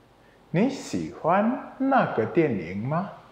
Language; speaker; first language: Chinese; non-native, fluent; Indonesian